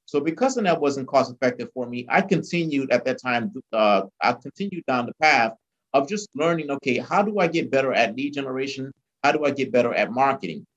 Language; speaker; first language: English; early bilingual, other home language; Haitian Creole